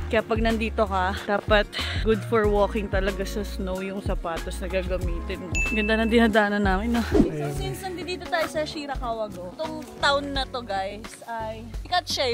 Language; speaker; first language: Filipino; native; Filipino